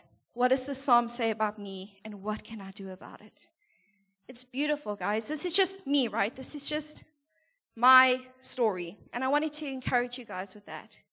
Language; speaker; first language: English; native; English